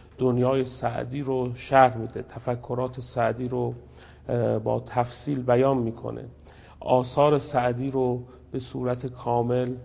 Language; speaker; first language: Persian; native; Persian